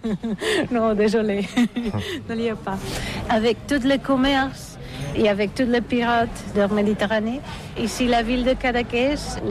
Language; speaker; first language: French; non-native, learner; Catalan